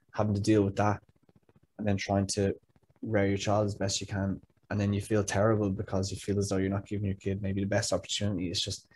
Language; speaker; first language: English; native; English